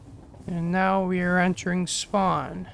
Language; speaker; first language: English; native; English